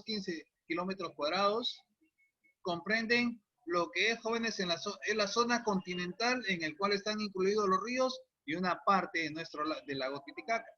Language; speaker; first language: Spanish; native; Spanish